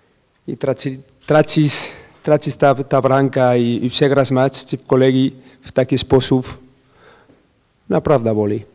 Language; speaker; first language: Polish; non-native, learner; Spanish